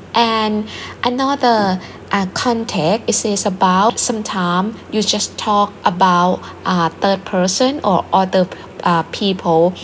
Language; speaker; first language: English; non-native, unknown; Thai